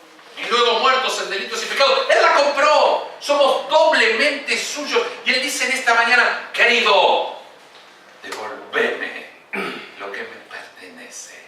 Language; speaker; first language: Spanish; native; Spanish